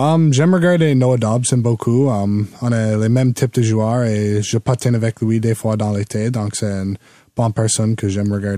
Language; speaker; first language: French; non-native, local second language; English